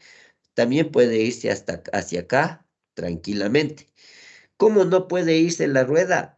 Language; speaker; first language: Spanish; native; Spanish